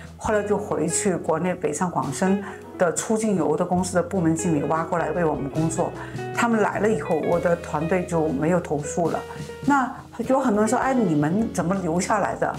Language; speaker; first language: Chinese; native; Chinese